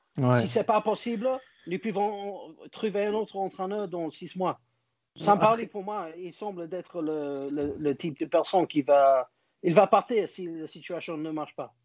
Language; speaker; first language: French; non-native, learner; English